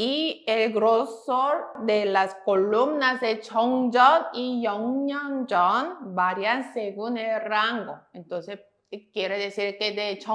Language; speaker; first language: Spanish; non-native, fluent; Korean